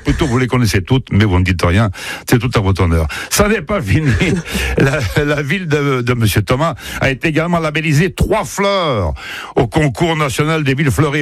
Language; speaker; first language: French; native; French